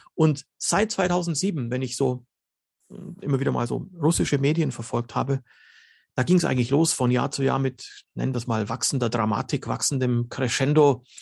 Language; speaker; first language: German; early bilingual, other home language; Slovenian